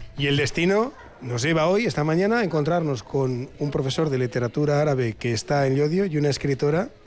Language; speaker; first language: Spanish; native; Spanish